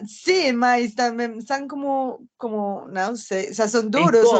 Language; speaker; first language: Portuguese; non-native, fluent; Spanish